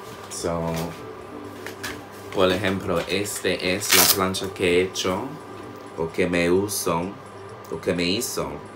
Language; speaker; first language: Spanish; non-native, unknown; English